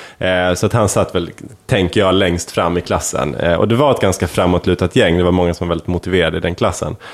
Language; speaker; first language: Swedish; native; Swedish